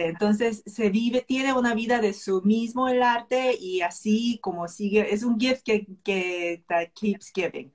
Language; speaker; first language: Spanish; non-native, fluent; Korean